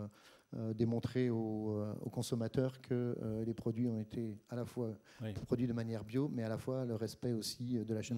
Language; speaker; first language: French; native; French